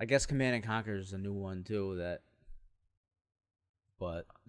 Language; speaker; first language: English; native; English